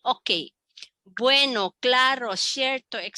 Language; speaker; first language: Spanish; non-native, fluent; Filipino